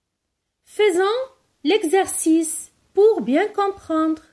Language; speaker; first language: French; non-native, local second language; Arabic